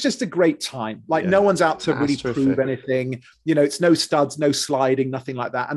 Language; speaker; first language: English; native; English